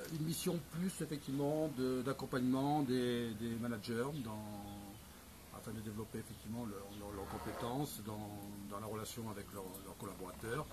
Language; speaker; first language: French; native; French